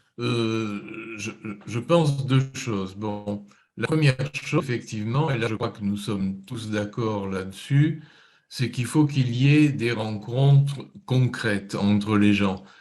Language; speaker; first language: French; native; French